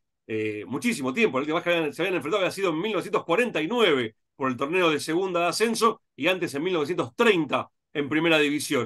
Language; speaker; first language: Spanish; native; Spanish